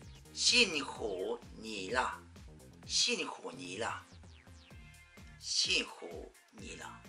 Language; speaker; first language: Chinese; non-native, fluent; Vietnamese